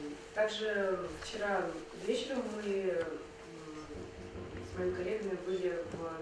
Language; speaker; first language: Russian; native; Russian